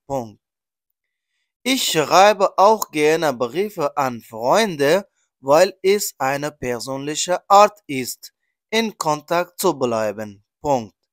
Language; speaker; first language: German; non-native, learner; Persian